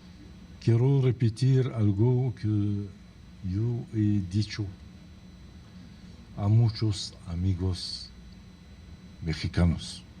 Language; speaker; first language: Spanish; non-native, fluent; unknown